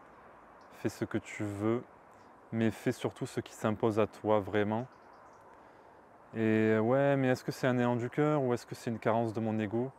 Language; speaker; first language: French; native; French